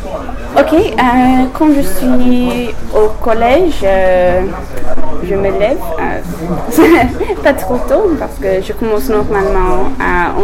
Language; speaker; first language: French; non-native, learner; English